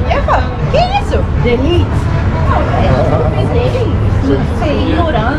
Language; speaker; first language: Portuguese; early bilingual, heritage; Portuguese